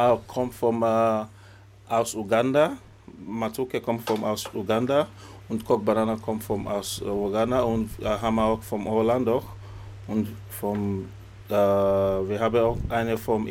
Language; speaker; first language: German; non-native, learner; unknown